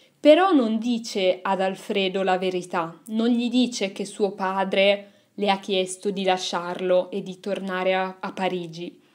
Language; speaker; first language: Italian; native; Italian